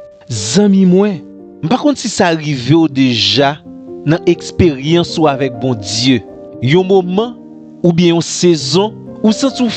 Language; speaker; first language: French; non-native, local second language; Haitian Creole